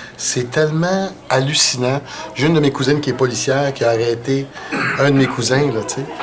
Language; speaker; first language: French; native; French